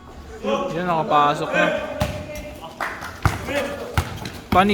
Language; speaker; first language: Filipino; non-native, local second language; Bikol